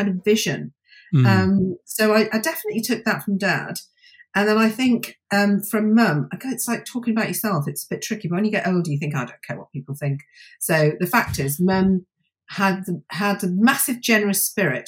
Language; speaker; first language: English; native; English